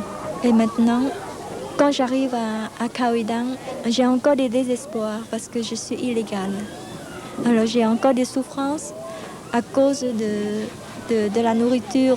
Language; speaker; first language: French; non-native, fluent; Khmer